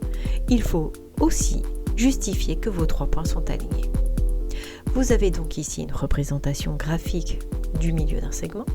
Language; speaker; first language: French; native; French